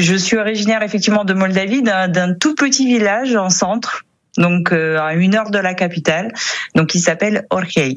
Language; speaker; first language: French; non-native, fluent; Romanian